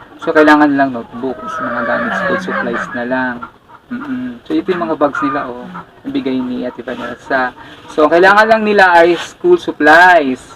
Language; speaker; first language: Filipino; non-native, local second language; Cebuano